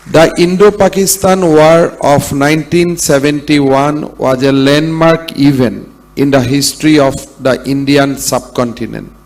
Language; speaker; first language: English; non-native, local second language; Assamese